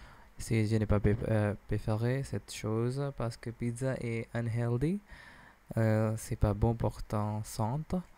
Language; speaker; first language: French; non-native, learner; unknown